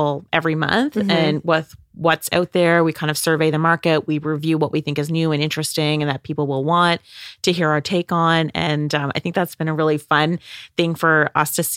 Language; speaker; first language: English; native; English